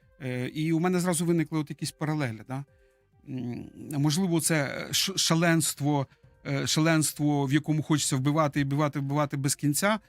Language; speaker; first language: Ukrainian; native; Ukrainian